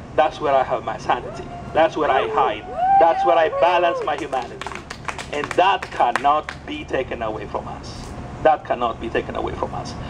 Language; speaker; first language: English; non-native, fluent; Amharic